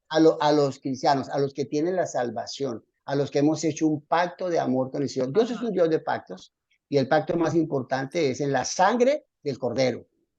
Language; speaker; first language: Spanish; native; Spanish